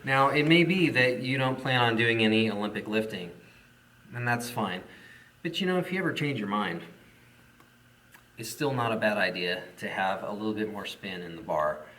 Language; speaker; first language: English; native; English